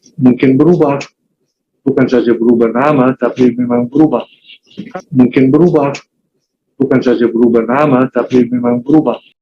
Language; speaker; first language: Malay; non-native, fluent; English